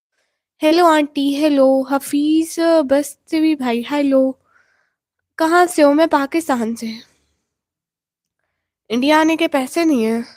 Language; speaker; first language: Hindi; non-native, local second language; Punjabi